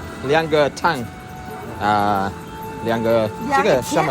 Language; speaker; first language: Chinese; non-native, learner; English